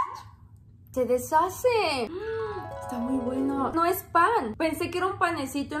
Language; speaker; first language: Spanish; native; Spanish